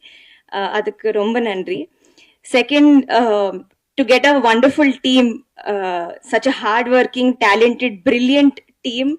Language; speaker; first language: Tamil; non-native, fluent; Telugu